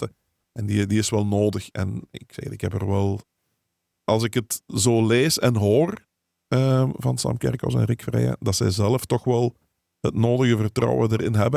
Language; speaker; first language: Dutch; native; Dutch